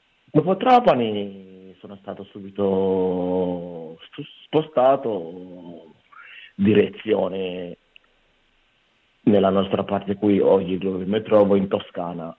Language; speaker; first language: Italian; non-native, fluent; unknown